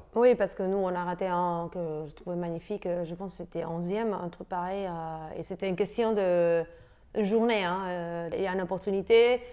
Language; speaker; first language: French; non-native, fluent; Spanish